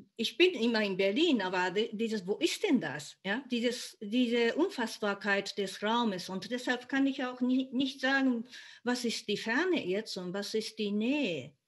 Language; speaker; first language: German; non-native, fluent; Japanese